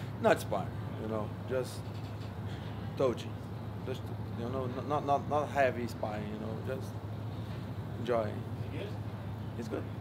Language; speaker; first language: English; non-native, learner; Portuguese